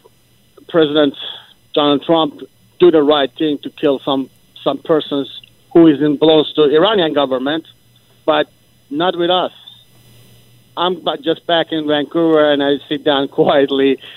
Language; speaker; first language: English; non-native, learner; Persian